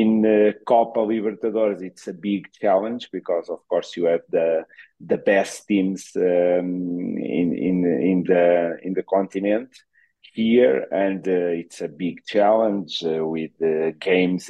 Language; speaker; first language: English; non-native, fluent; Portuguese